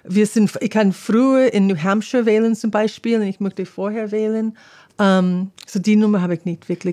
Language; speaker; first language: German; non-native, fluent; English